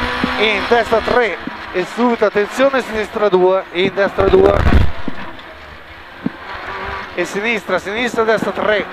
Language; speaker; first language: Italian; native; Italian